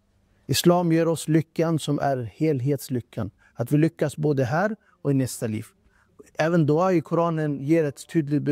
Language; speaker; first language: Swedish; non-native, fluent; Urdu